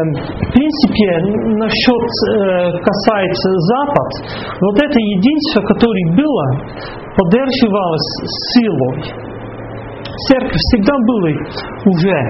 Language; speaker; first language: Russian; non-native, fluent; Dutch